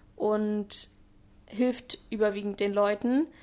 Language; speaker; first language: German; native; German